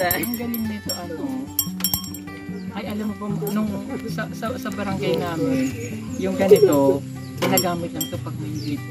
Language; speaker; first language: Filipino; non-native, local second language; Cebuano